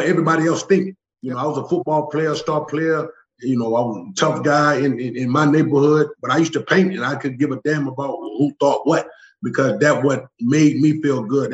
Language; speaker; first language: English; native; English